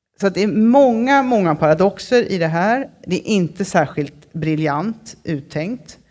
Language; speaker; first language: Swedish; native; Swedish